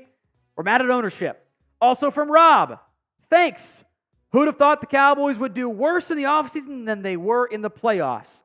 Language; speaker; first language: English; native; English